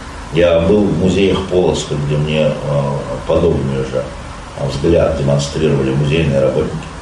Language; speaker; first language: Russian; native; Russian